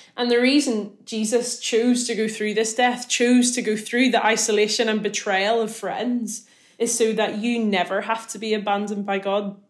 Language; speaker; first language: English; native; English